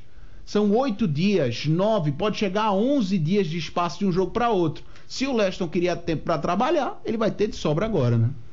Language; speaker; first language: Portuguese; native; Portuguese